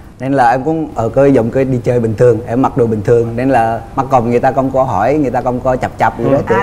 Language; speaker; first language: Vietnamese; non-native, fluent; Indonesian